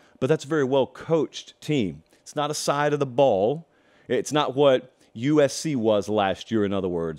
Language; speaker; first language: English; native; English